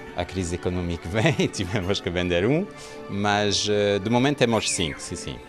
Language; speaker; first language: Portuguese; non-native, fluent; French